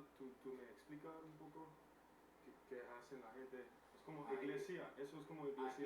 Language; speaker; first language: Spanish; non-native, learner; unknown